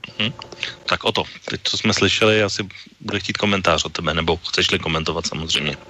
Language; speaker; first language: Czech; native; Czech